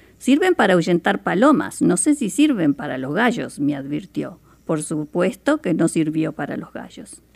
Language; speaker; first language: Spanish; native; Spanish